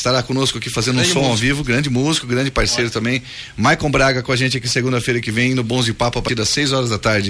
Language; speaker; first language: Portuguese; native; Portuguese